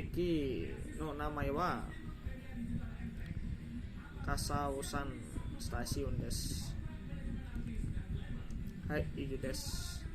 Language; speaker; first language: Japanese; non-native, learner; Indonesian